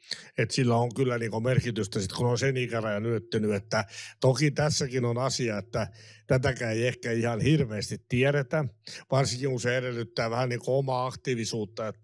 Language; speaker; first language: Finnish; native; Finnish